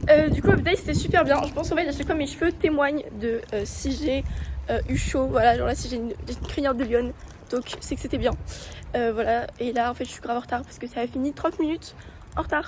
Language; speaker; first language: French; native; French